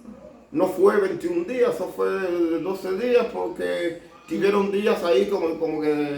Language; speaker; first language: Portuguese; non-native, learner; Spanish